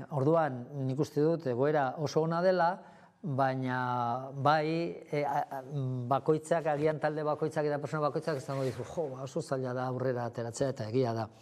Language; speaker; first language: Basque; non-native, local second language; Spanish